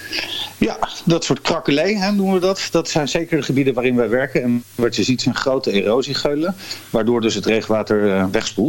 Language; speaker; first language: Dutch; native; Dutch